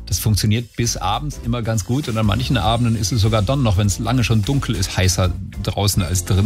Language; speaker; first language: German; native; German